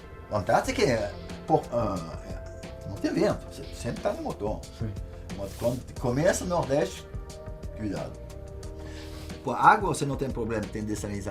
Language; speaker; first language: Portuguese; non-native, fluent; French